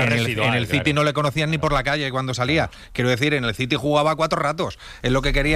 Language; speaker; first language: Spanish; native; Spanish